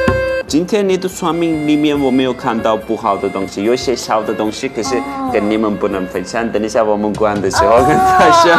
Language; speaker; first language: Chinese; non-native, fluent; Turkish